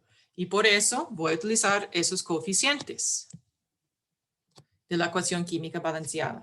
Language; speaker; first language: Spanish; early bilingual, heritage; English